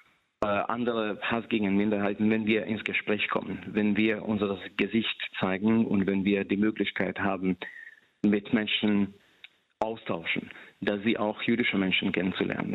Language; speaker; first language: German; non-native, fluent; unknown